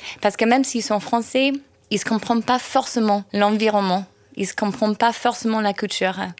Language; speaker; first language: French; non-native, fluent; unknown